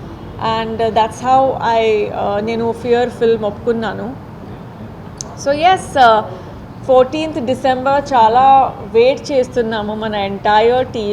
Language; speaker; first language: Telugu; non-native, fluent; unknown